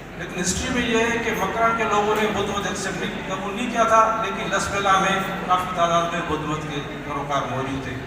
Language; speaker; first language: Urdu; non-native, local second language; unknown